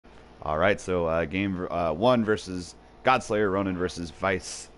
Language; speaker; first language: English; native; English